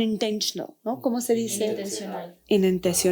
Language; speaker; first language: Spanish; non-native, fluent; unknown